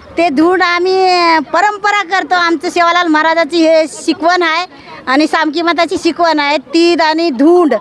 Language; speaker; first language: Marathi; non-native, local second language; Lambadi